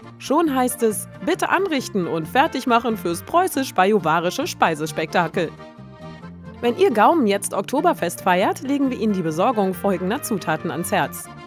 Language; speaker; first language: German; native; German